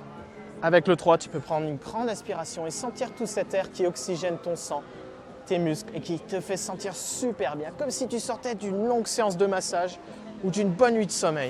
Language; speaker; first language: French; native; French